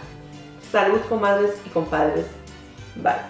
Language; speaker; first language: Spanish; native; Spanish